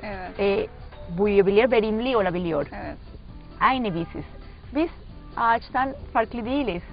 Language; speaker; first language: Turkish; non-native, learner; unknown